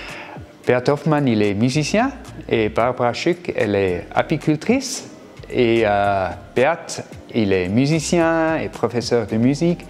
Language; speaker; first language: French; non-native, fluent; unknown